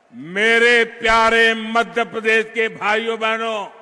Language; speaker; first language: Hindi; non-native, local second language; Gujarati